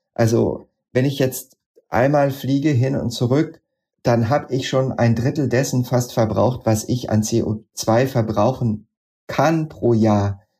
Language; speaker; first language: German; native; German